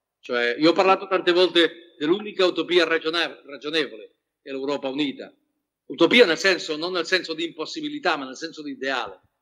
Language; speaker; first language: Italian; non-native, fluent; Spanish